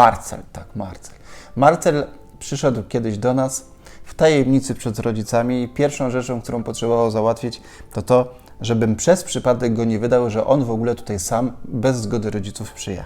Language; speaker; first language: Polish; native; Polish